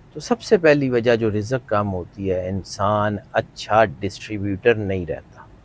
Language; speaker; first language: Urdu; non-native, local second language; Punjabi